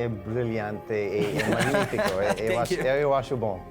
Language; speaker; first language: Portuguese; non-native, learner; English